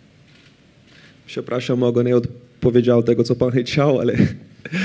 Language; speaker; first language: Polish; non-native, fluent; Portuguese